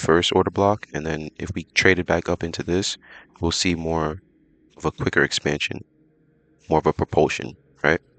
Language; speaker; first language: English; native; English